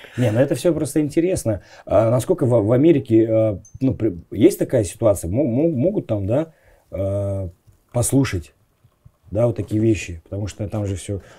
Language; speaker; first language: Russian; native; Russian